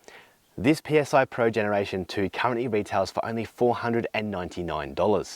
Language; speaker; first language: English; native; English